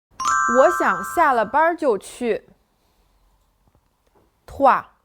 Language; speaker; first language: Chinese; non-native, fluent; French